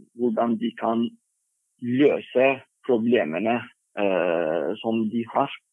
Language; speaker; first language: Norwegian; non-native, fluent; Turkish